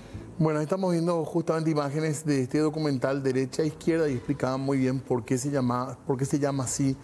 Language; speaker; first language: Spanish; native; Spanish